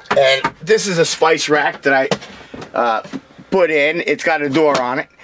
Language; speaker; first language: English; native; English